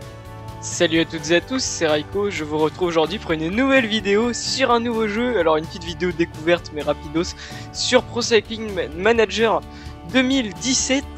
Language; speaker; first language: French; native; French